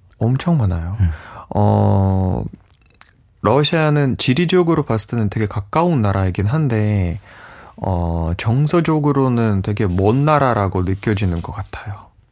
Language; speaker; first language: Korean; non-native, fluent; Russian